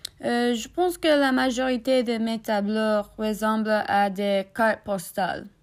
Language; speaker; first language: French; non-native, learner; English